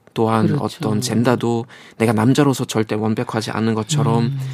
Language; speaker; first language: Korean; non-native, fluent; German